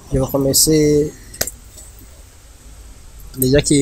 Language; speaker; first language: French; non-native, learner; Rundi